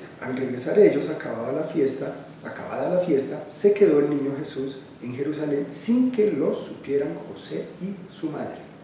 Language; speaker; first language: Spanish; native; Spanish